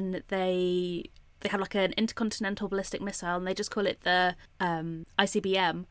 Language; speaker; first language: English; native; English